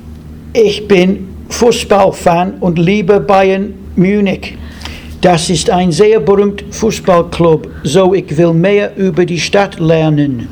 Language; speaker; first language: German; non-native, learner; English